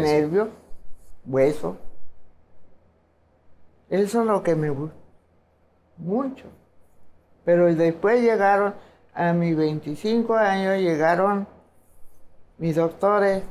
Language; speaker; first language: Spanish; non-native, local second language; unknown